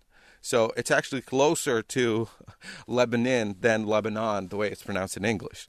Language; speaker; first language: English; non-native, fluent; Arabic